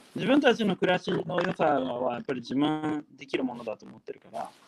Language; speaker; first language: Japanese; native; Japanese